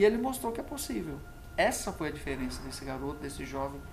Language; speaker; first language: Portuguese; native; Portuguese